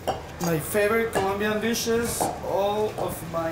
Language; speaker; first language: English; non-native, learner; Spanish